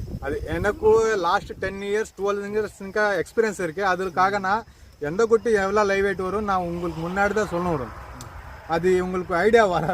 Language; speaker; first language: Tamil; non-native, learner; Telugu